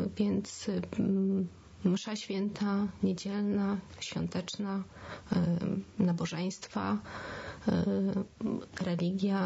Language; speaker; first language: Polish; native; Polish